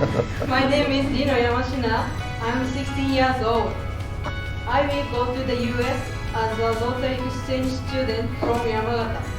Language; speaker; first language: English; non-native, fluent; Japanese